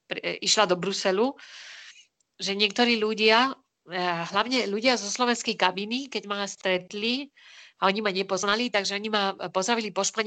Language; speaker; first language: Slovak; non-native, fluent; Spanish